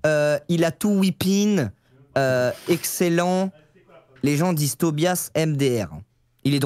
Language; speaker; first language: French; native; French